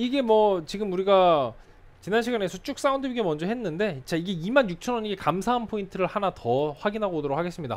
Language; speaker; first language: Korean; native; Korean